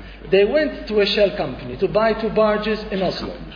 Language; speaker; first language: English; non-native, local second language; Maltese